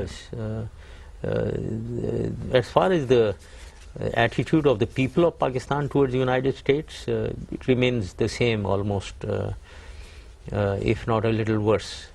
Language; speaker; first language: English; non-native, local second language; Urdu